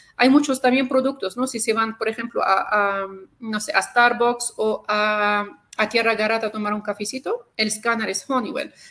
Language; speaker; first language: Spanish; non-native, fluent; Arabic